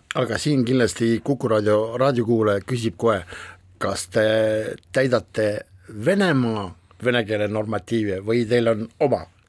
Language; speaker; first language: Estonian; non-native, local second language; Russian